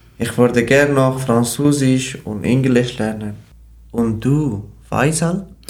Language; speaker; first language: German; non-native, learner; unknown